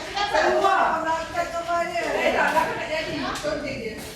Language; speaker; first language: Malay; native; Malay